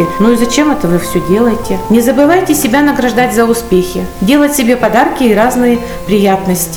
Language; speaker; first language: Russian; native; Russian